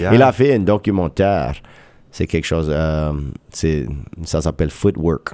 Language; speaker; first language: French; non-native, local second language; English